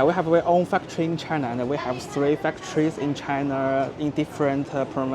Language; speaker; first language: English; non-native, learner; Chinese